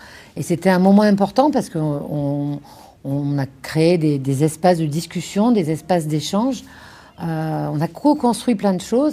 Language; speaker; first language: French; native; French